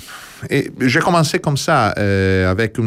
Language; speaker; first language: French; non-native, fluent; Italian